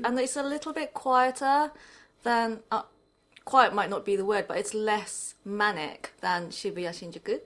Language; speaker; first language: English; early bilingual, other home language; Japanese